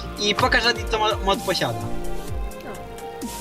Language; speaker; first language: Polish; native; Polish